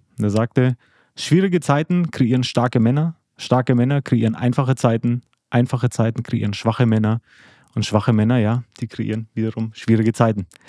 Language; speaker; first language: German; early bilingual, other home language; Albanian